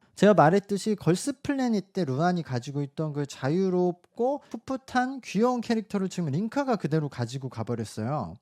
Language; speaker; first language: Korean; native; Korean